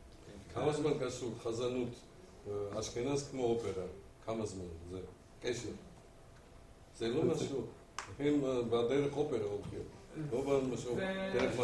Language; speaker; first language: Hebrew; non-native, learner; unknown